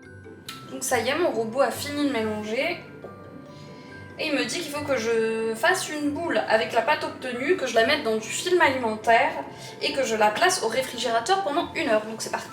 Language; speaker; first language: French; native; French